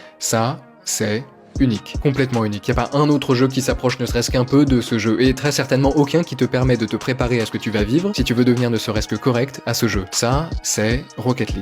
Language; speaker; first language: French; native; French